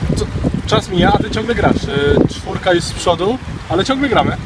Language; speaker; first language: Polish; native; Polish